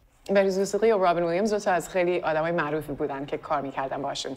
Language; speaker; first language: Persian; early bilingual, heritage; Persian